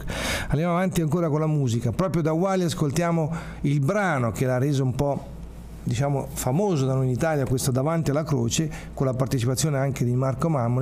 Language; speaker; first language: Italian; native; Italian